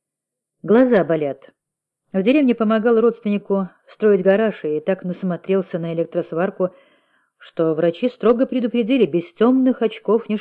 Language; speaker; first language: Russian; native; Russian